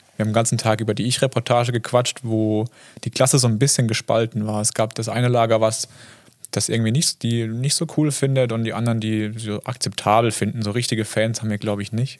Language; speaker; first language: German; native; German